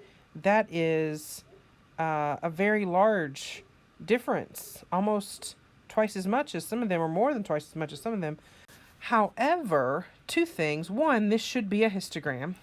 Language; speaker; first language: English; native; English